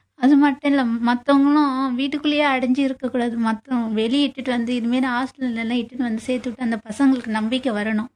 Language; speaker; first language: Tamil; native; Tamil